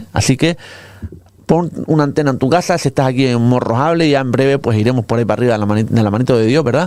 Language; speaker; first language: Spanish; native; Spanish